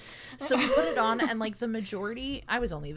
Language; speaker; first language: English; native; English